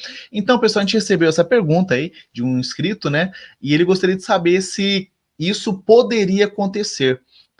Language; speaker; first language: Portuguese; native; Portuguese